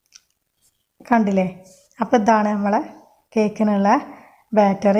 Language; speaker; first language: Malayalam; native; Malayalam